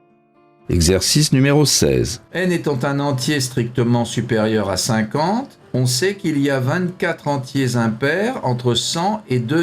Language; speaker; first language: French; native; French